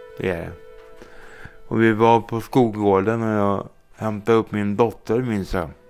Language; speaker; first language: Swedish; native; Swedish